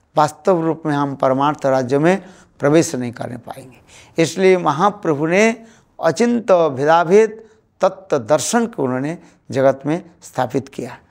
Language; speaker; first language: Hindi; non-native, local second language; Bangla